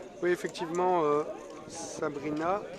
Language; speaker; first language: French; native; French